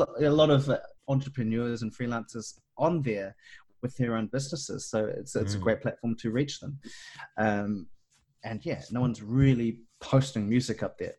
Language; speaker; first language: English; native; English